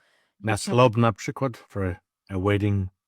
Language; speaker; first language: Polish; non-native, learner; English